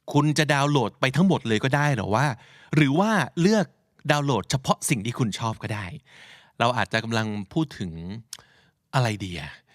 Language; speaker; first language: Thai; native; Thai